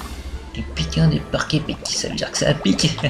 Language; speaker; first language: French; native; French